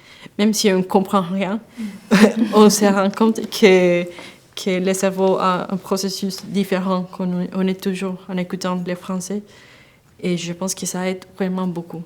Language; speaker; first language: French; non-native, fluent; Spanish